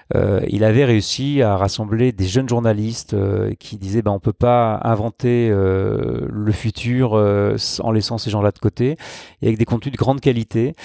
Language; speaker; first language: French; native; French